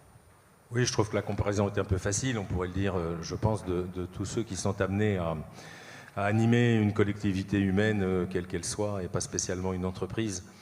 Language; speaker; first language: French; native; French